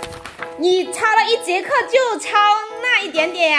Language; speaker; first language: Chinese; native; Chinese